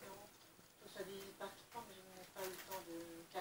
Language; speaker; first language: French; native; French